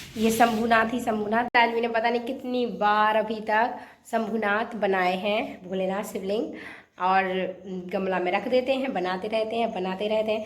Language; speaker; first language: Hindi; native; Hindi